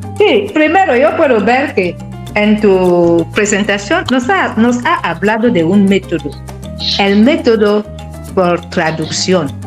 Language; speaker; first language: Spanish; non-native, fluent; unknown